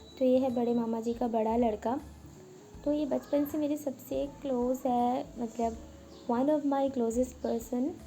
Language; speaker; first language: Hindi; non-native, local second language; Bangla